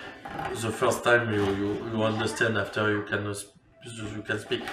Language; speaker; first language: English; non-native, learner; French